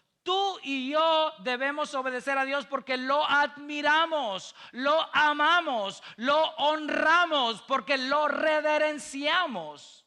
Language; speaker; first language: Spanish; native; Spanish